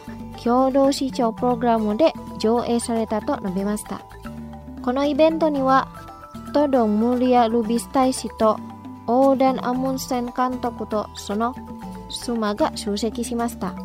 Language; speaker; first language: Japanese; non-native, fluent; Indonesian